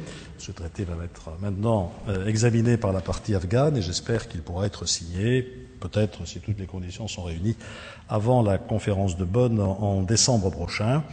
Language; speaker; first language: French; native; French